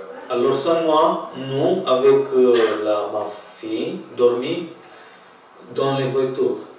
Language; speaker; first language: French; non-native, learner; Romanian